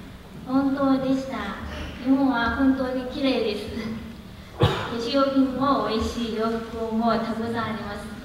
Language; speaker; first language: Japanese; non-native, learner; Chinese